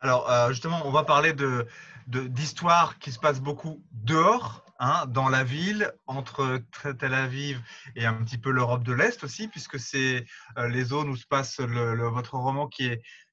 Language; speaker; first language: French; native; French